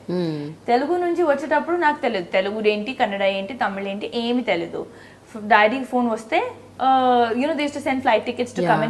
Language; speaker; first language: Telugu; non-native, fluent; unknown